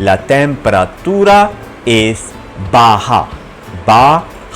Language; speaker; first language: Spanish; non-native, fluent; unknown